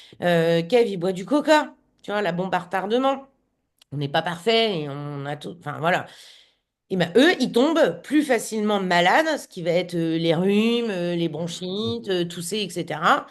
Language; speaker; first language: French; native; French